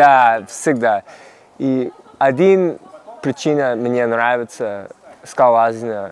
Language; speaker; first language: Russian; non-native, learner; English